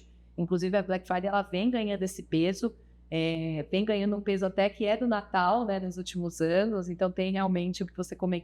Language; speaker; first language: Portuguese; native; Portuguese